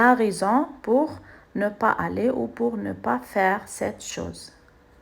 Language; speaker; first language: French; non-native, fluent; Arabic